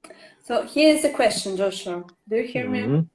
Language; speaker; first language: English; non-native, learner; Russian